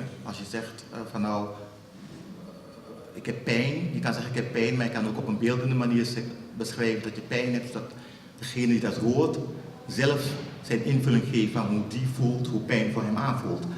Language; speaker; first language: Dutch; native; Dutch